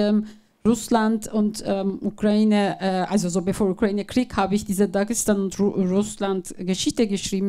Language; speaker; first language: German; non-native, fluent; Turkish